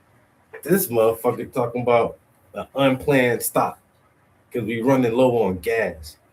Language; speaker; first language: English; native; English